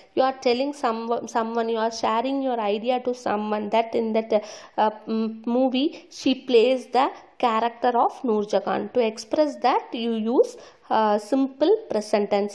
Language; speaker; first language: English; non-native, local second language; Tamil